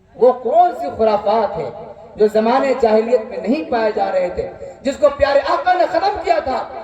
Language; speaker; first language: Urdu; native; Urdu